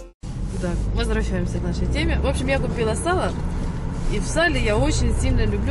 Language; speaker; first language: Russian; native; Russian